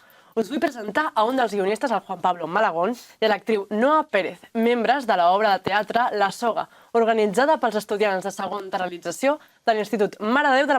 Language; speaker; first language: Catalan; native; Catalan